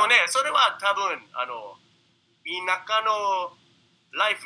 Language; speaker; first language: Japanese; non-native, learner; English